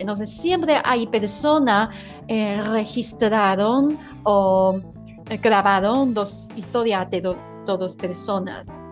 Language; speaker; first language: Spanish; non-native, learner; Chinese